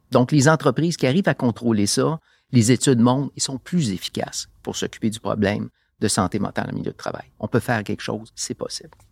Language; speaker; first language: French; native; French